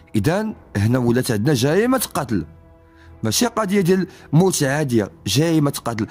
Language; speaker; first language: Arabic; native; Arabic